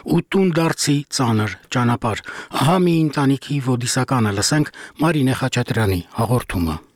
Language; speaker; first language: Armenian; native; Armenian